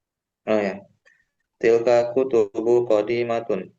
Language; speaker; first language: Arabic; non-native, learner; Indonesian